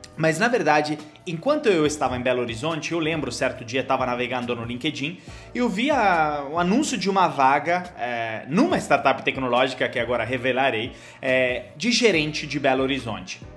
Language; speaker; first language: Portuguese; non-native, fluent; Italian